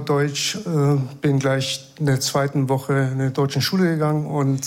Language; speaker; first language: German; early bilingual, other home language; Persian